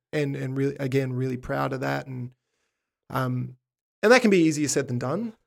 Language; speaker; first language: English; native; English